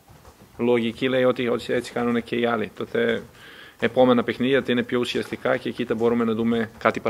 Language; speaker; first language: Greek; non-native, fluent; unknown